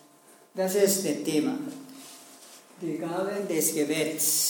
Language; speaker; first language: German; non-native, learner; Spanish